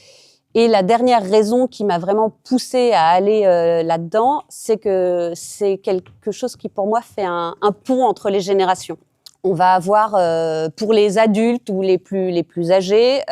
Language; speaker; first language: French; native; French